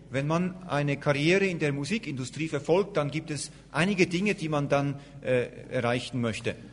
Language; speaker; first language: German; native; German